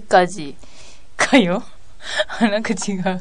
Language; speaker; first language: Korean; non-native, learner; Japanese